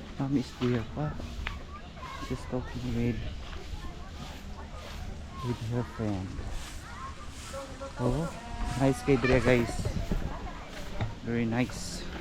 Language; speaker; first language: English; non-native, learner; Cebuano